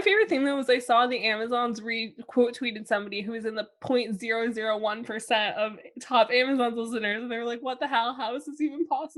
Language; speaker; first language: English; native; English